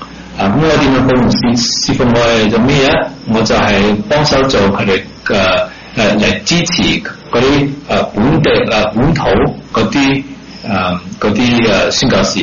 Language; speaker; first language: Chinese; early bilingual, heritage; Cantonese